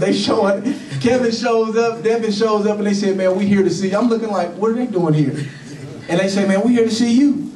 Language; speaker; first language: English; native; English